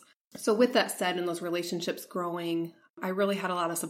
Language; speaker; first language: English; native; English